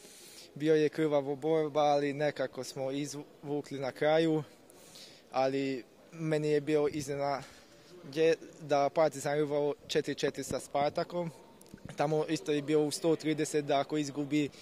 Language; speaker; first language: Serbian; non-native, local second language; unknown